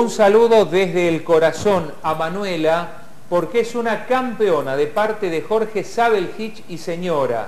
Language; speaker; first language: Spanish; native; Spanish